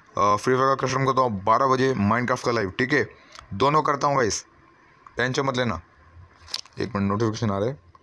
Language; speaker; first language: Hindi; native; Hindi